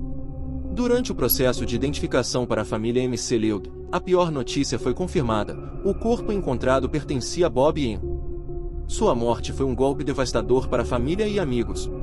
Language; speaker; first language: Portuguese; native; Portuguese